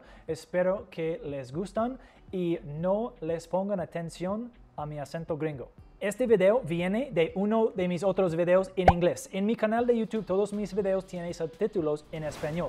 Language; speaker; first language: Spanish; non-native, fluent; English